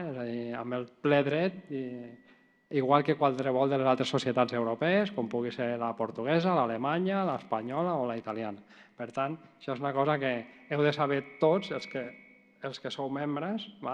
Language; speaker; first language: Catalan; native; Catalan